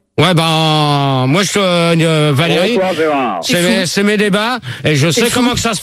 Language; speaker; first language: French; native; French